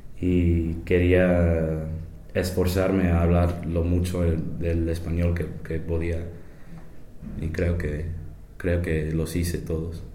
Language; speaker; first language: Spanish; non-native, fluent; English